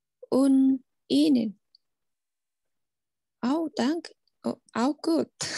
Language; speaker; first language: German; non-native, learner; Thai